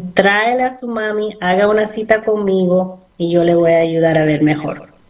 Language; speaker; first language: Spanish; early bilingual, heritage; Spanish